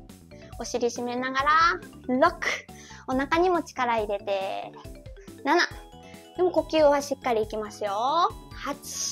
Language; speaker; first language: Japanese; native; Japanese